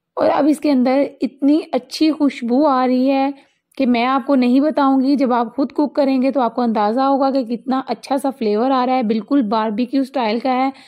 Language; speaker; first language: Hindi; native; Hindi